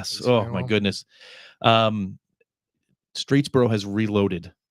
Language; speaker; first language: English; native; English